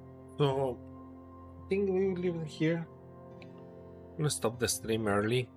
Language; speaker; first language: English; non-native, fluent; Spanish